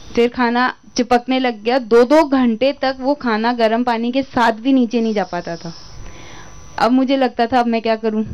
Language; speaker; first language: Hindi; native; Hindi